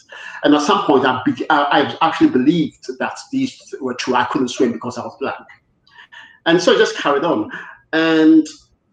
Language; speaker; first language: English; native; English